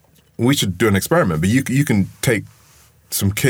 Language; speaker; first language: English; non-native, local second language; Yoruba